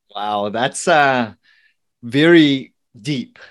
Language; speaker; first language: English; early bilingual, other home language; Vietnamese